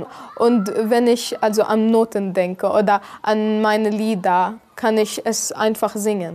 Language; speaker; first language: German; non-native, fluent; Arabic